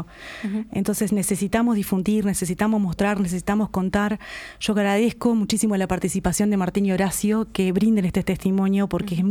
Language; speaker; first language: Spanish; native; Spanish